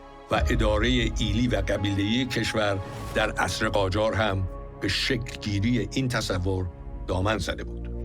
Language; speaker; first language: Persian; native; Persian